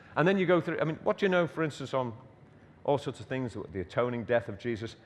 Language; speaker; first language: English; native; English